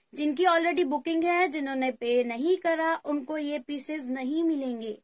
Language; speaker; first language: Hindi; native; Hindi